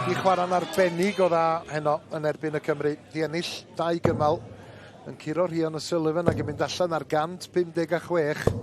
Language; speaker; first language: Welsh; native; Welsh